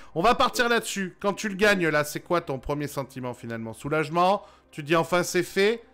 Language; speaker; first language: French; native; French